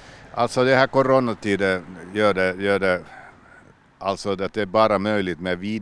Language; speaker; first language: Swedish; non-native, local second language; Finnish